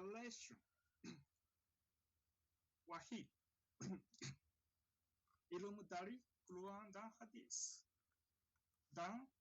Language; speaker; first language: Indonesian; non-native, learner; Japanese